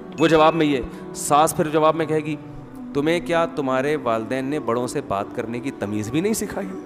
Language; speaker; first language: Urdu; native; Urdu